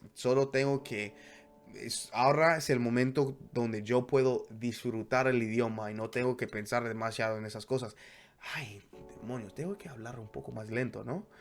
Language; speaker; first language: Spanish; non-native, fluent; English